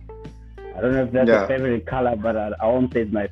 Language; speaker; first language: English; non-native, local second language; Zulu